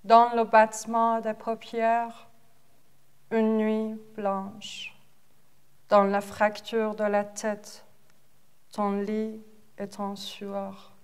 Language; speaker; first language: French; non-native, fluent; Persian